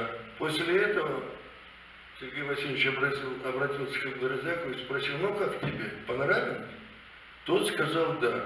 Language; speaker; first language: Russian; native; Russian